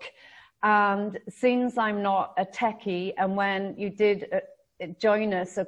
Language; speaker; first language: English; native; English